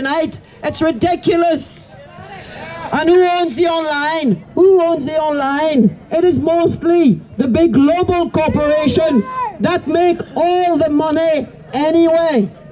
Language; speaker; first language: English; non-native, fluent; French